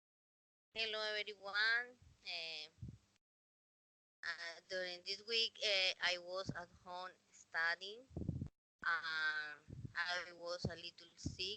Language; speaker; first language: English; non-native, learner; Spanish